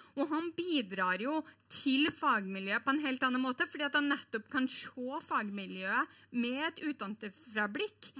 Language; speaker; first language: Norwegian; native; Norwegian